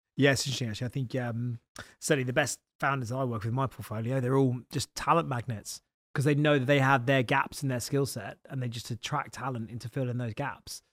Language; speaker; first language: English; native; English